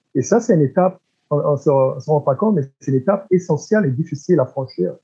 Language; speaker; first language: French; non-native, local second language; English